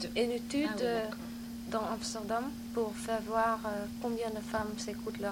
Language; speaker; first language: French; non-native, learner; Dutch